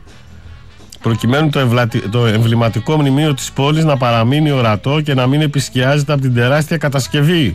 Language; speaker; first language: Greek; native; Greek